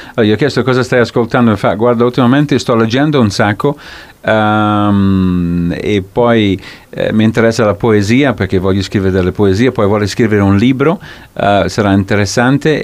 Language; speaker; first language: Italian; non-native, fluent; English